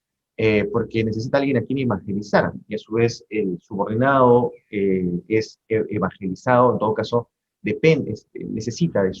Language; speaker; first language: Spanish; native; Spanish